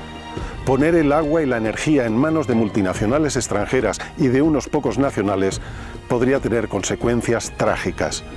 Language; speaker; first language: Spanish; native; Spanish